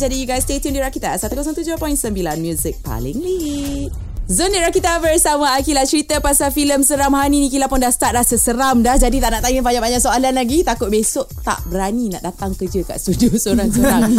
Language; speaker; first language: Malay; native; Malay